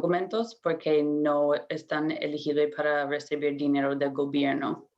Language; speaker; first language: Spanish; non-native, fluent; English